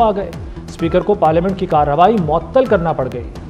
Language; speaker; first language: Urdu; native; Urdu